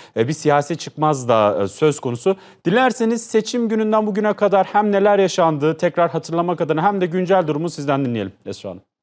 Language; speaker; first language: Turkish; native; Turkish